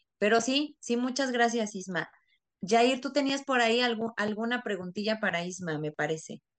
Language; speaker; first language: Spanish; native; Spanish